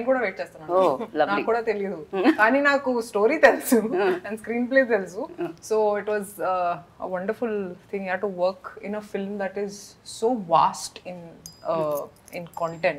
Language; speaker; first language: Telugu; non-native, fluent; Hindi